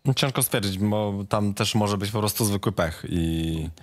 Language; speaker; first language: Polish; native; Polish